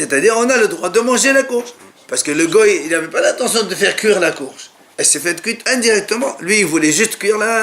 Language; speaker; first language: French; native; French